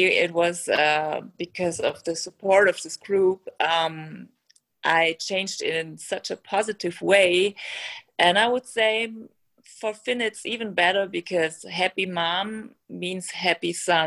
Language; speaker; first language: English; non-native, fluent; German